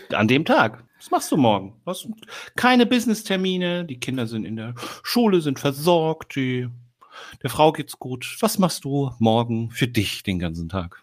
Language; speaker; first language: German; native; German